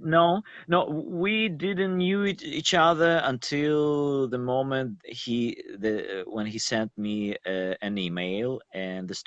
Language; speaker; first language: English; non-native, learner; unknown